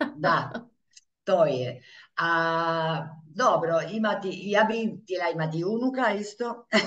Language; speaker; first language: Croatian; early bilingual, heritage; Croatian